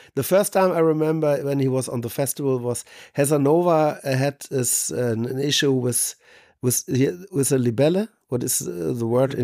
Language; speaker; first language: English; non-native, fluent; German